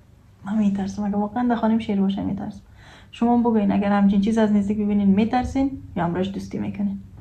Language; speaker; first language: Persian; native; Persian